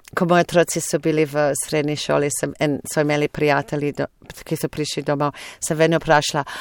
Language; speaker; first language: Slovenian; non-native, fluent; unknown